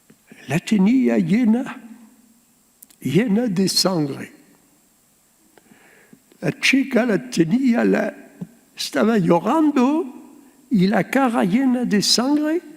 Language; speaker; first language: Spanish; early bilingual, heritage; Ladino